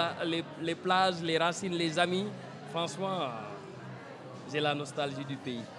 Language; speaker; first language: French; non-native, local second language; Wolof